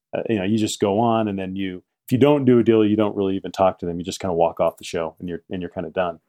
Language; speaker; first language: English; native; English